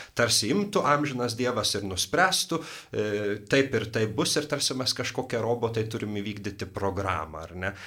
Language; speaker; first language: Lithuanian; native; Lithuanian